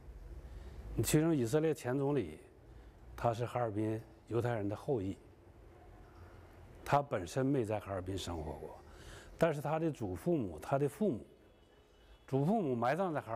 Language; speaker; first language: Chinese; native; Chinese